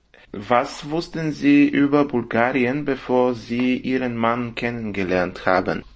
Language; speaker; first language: German; non-native, fluent; Bulgarian